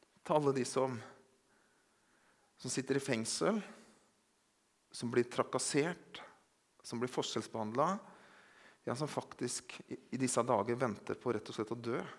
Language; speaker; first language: Norwegian; native; Norwegian